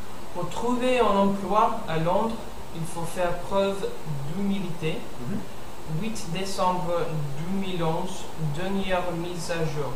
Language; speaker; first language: French; non-native, learner; English